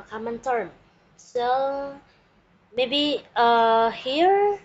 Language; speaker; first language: English; non-native, learner; Indonesian